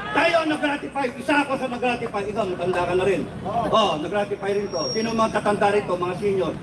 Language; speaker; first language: Filipino; native; Filipino